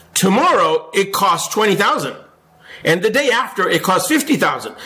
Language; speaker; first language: English; non-native, fluent; Spanish